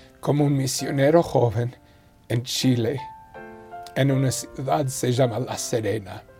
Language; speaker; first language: Spanish; non-native, fluent; English